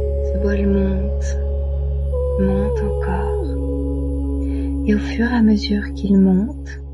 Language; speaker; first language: French; native; French